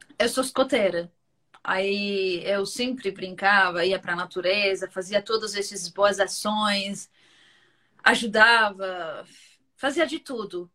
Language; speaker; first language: Portuguese; non-native, fluent; Arabic